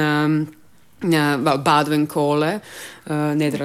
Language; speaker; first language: Dutch; non-native, learner; Croatian